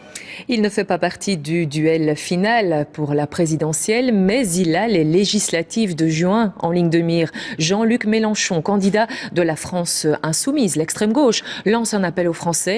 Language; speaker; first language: French; native; French